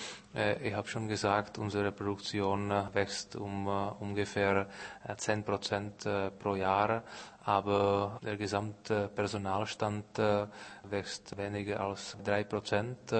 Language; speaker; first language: German; non-native, fluent; Czech